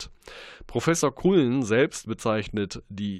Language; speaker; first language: German; native; German